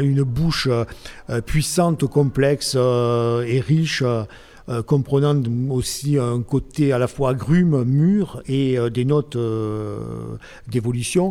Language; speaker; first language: French; native; French